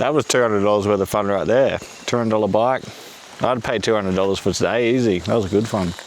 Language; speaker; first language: English; native; English